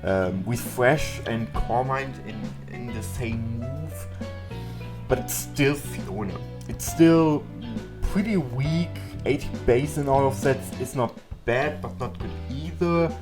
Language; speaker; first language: English; non-native, fluent; German